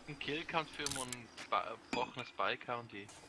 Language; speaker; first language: German; native; German